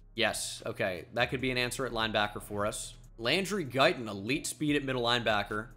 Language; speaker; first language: English; native; English